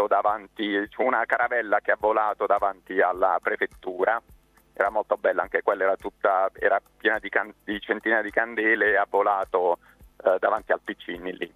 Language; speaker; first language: Italian; native; Italian